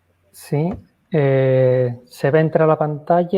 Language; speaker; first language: Spanish; native; Spanish